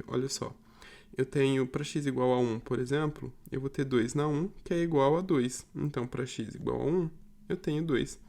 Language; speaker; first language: Portuguese; native; Portuguese